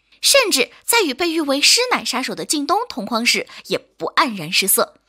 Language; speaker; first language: Chinese; native; Chinese